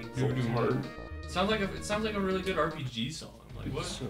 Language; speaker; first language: English; native; English